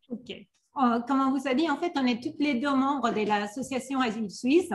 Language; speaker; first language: French; non-native, fluent; Spanish